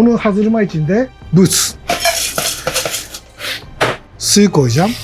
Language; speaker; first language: Turkish; non-native, learner; Japanese